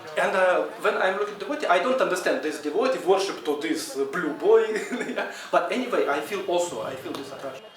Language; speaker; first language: English; non-native, learner; Russian